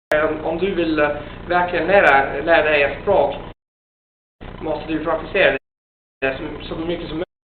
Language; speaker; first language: Swedish; non-native, fluent; Italian